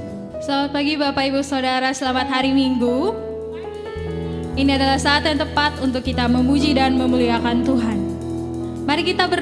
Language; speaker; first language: Indonesian; native; Indonesian